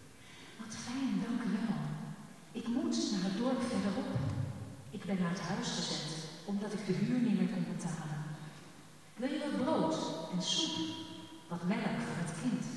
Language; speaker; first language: Dutch; native; Dutch